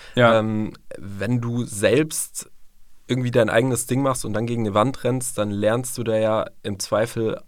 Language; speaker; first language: German; native; German